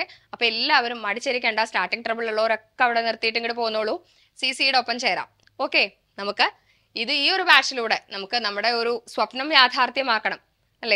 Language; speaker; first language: Malayalam; native; Malayalam